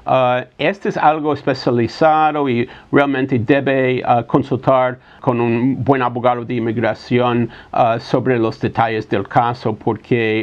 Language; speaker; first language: Spanish; non-native, fluent; English